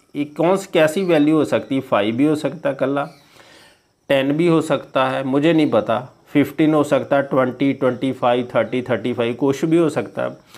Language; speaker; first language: Hindi; non-native, local second language; Punjabi